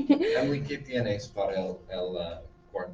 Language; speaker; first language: Spanish; non-native, fluent; English